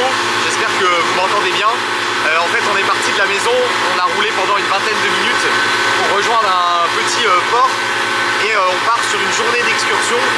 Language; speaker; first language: French; native; French